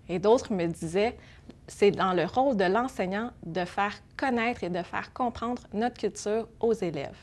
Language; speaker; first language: French; early bilingual, other home language; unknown